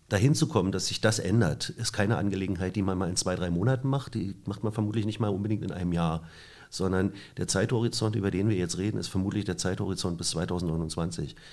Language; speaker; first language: German; native; German